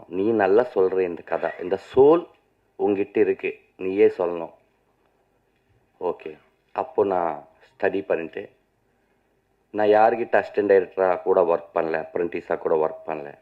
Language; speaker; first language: Tamil; non-native, learner; Telugu